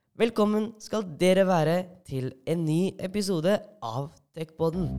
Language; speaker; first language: Norwegian; native; Norwegian